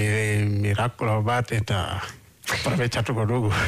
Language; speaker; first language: Basque; non-native, learner; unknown